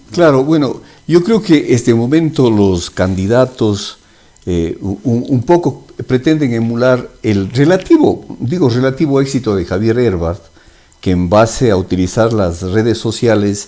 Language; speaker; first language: Spanish; native; Spanish